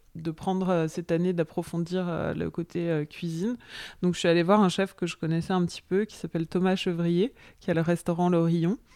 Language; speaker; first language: French; native; French